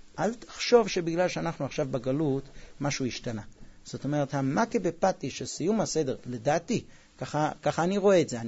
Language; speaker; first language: Hebrew; non-native, fluent; English